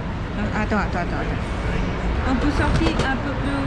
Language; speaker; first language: French; non-native, fluent; Spanish